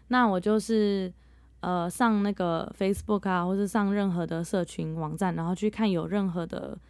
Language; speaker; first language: Chinese; early bilingual, heritage; Chinese